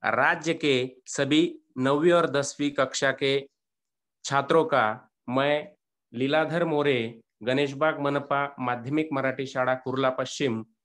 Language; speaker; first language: Hindi; non-native, local second language; Marathi